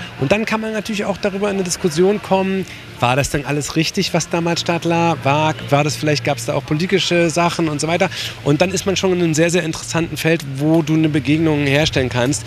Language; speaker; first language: German; native; German